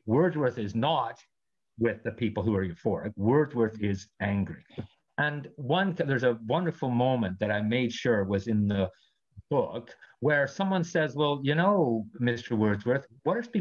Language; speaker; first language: English; native; English